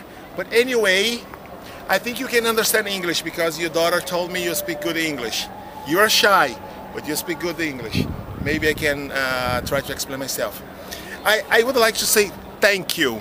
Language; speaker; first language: English; non-native, learner; Portuguese